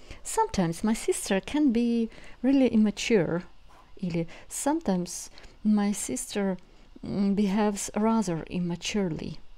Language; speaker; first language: English; non-native, fluent; Russian